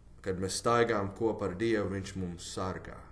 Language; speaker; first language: Latvian; non-native, learner; English